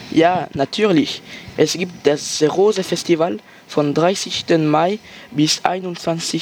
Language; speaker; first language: German; non-native, learner; French